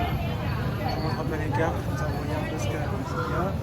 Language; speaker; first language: French; native; French